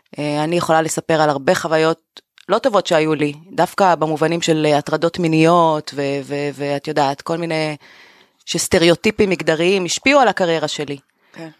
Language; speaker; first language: Hebrew; native; Hebrew